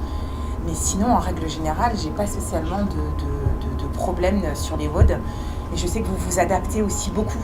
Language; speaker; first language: French; native; French